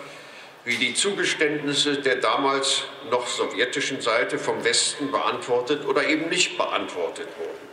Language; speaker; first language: German; native; German